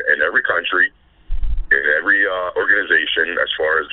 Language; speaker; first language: English; non-native, fluent; Spanish